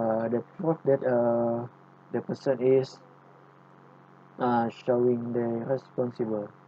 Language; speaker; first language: English; non-native, local second language; Malay